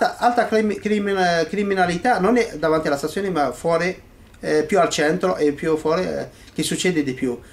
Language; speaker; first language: Italian; non-native, fluent; Arabic